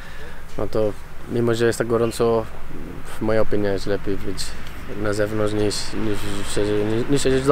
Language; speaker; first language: Polish; non-native, learner; Spanish